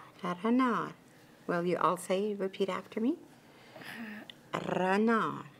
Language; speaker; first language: English; non-native, local second language; French